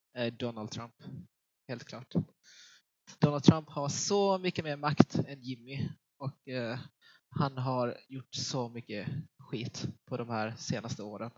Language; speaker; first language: Swedish; early bilingual, other home language; Vietnamese